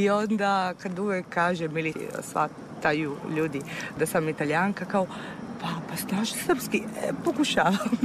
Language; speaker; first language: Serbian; non-native, fluent; Italian